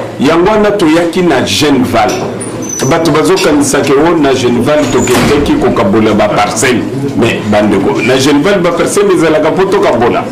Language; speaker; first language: Lingala; non-native, local second language; Luba-Lulua